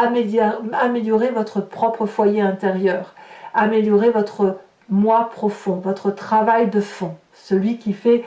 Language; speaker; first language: French; native; French